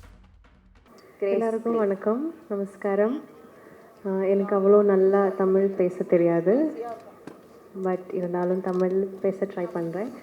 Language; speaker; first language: Tamil; non-native, learner; Malayalam